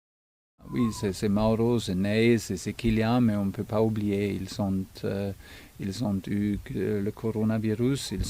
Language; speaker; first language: French; non-native, fluent; German